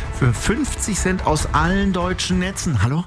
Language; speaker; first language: German; native; German